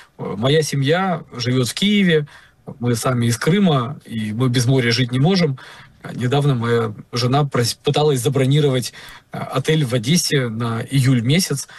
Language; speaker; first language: Russian; native; Russian